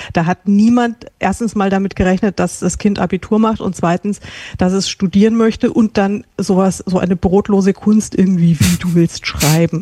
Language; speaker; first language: German; native; German